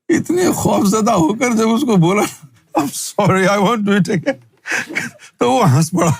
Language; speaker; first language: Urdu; native; Urdu